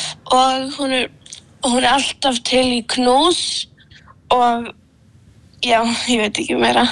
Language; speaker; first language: Icelandic; early bilingual, other home language; Polish